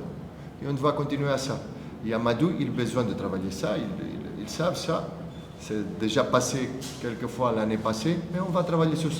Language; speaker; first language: French; non-native, fluent; Portuguese